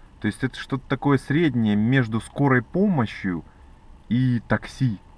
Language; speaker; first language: Russian; native; Russian